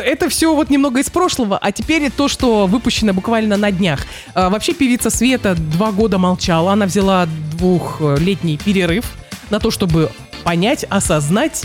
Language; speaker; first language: Russian; native; Russian